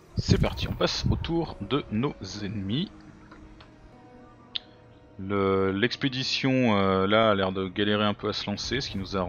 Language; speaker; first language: French; native; French